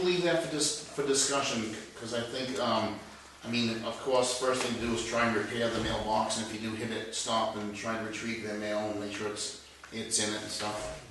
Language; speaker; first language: English; native; English